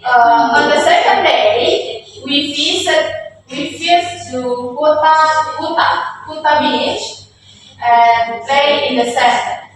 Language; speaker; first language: English; non-native, learner; Indonesian